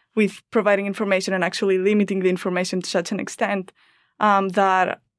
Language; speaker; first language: English; non-native, fluent; Greek